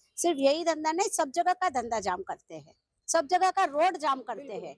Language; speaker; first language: Hindi; non-native, local second language; Marathi